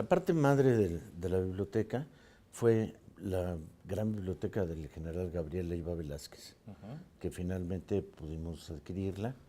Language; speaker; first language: Spanish; native; Spanish